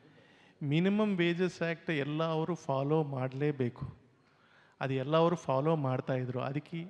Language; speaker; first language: Kannada; non-native, local second language; Telugu